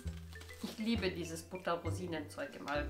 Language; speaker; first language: German; native; German